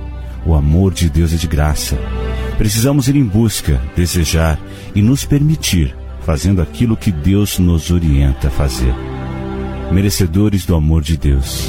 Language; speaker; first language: Portuguese; native; Portuguese